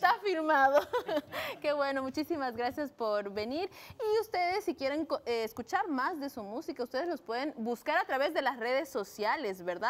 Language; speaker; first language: Spanish; native; Spanish